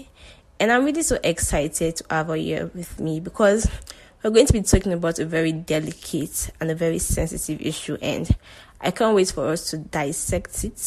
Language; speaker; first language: English; non-native, local second language; Yoruba